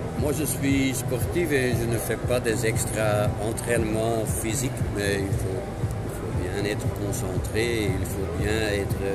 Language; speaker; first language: French; non-native, local second language; Dutch